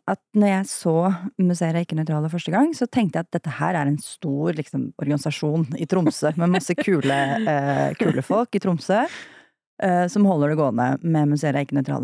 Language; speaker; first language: Norwegian; native; Norwegian